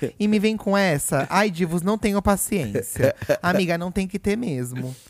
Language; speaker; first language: Portuguese; native; Portuguese